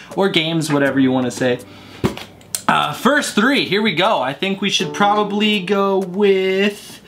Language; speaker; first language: English; native; English